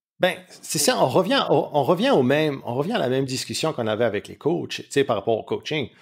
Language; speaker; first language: French; native; French